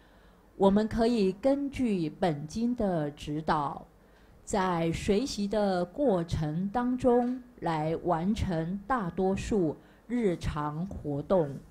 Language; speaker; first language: Chinese; native; Chinese